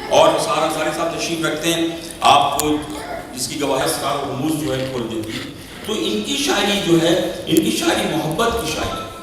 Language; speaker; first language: Urdu; native; Urdu